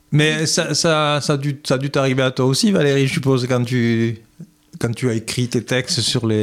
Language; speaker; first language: French; native; French